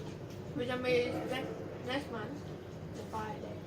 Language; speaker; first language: English; non-native, learner; Vietnamese